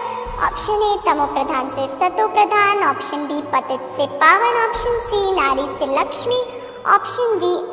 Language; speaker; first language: Hindi; native; Hindi